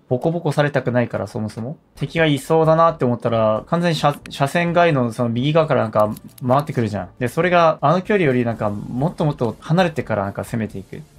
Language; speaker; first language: Japanese; non-native, fluent; Korean